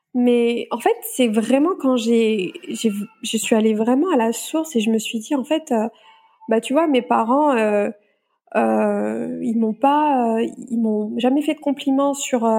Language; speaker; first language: French; native; French